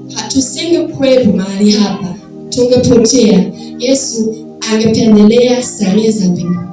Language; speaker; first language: Swahili; non-native, fluent; German